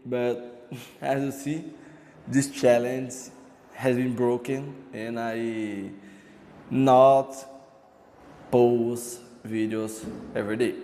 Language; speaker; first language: English; non-native, learner; Portuguese